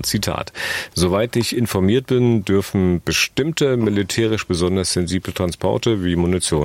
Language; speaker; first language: German; native; German